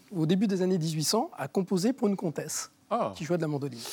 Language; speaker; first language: French; native; French